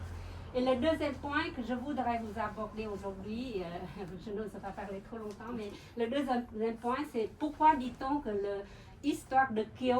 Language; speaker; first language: French; non-native, fluent; Vietnamese